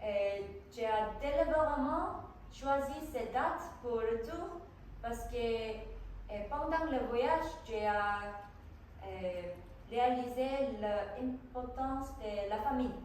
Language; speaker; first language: French; non-native, learner; Korean